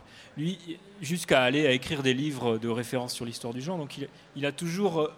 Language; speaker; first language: French; native; French